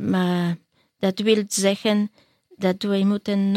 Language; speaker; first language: Dutch; non-native, learner; Polish